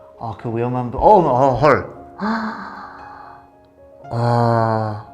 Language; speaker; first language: Korean; non-native, fluent; English